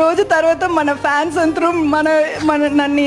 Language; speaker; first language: Telugu; non-native, learner; Tamil